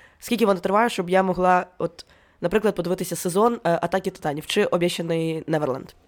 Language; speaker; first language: Ukrainian; native; Ukrainian